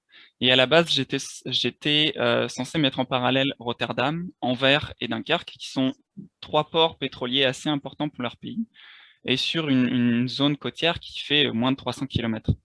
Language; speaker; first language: French; native; French